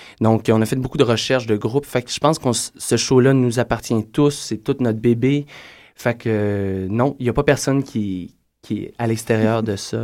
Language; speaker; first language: French; native; French